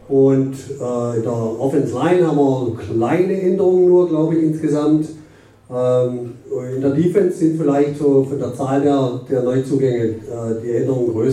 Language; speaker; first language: German; native; German